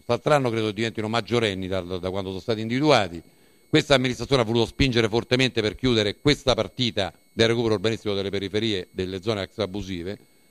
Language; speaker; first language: Italian; native; Italian